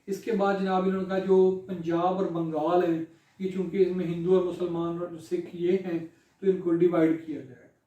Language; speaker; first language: Urdu; non-native, local second language; Punjabi